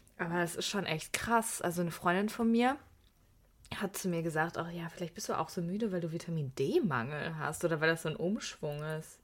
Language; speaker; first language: German; early bilingual, other home language; Persian